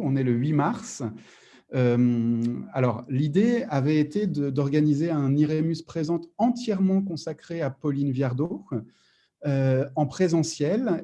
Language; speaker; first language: French; native; French